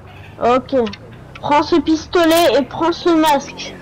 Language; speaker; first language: French; native; French